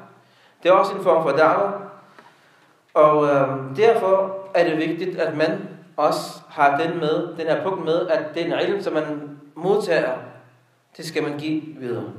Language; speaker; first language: Danish; non-native, local second language; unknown